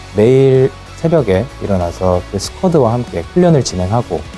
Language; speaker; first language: Korean; native; Korean